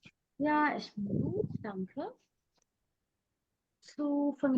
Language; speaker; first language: German; non-native, fluent; Malayalam